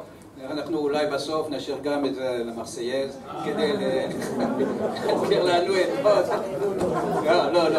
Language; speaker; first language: Hebrew; early bilingual, other home language; French